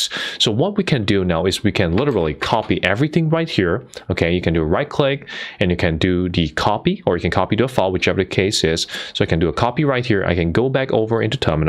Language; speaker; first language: English; non-native, fluent; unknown